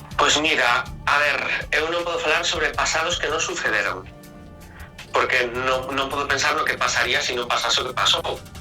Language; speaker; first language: Galician; non-native, local second language; Spanish